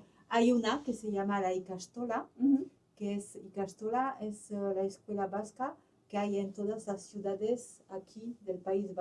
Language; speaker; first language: Spanish; non-native, local second language; French